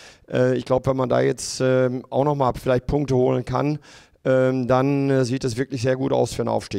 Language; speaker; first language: German; native; German